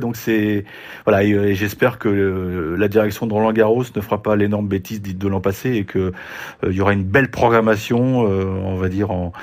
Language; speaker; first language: French; native; French